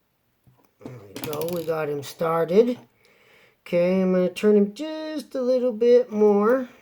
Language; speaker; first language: English; native; English